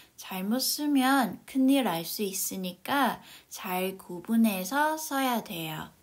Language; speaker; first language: Korean; non-native, fluent; Cantonese